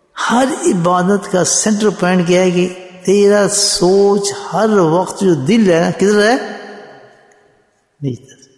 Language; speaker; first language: Urdu; native; Urdu